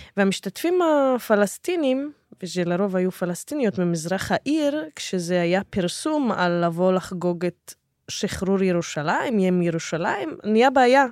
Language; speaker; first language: Hebrew; non-native, local second language; Arabic